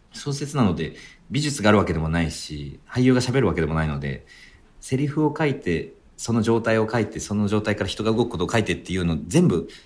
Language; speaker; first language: Japanese; native; Japanese